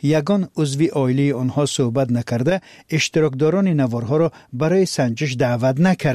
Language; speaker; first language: Persian; native; Persian